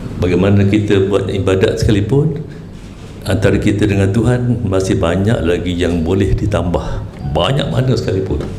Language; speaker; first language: Malay; native; Malay